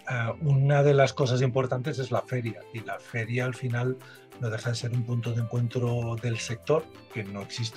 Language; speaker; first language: Spanish; native; Spanish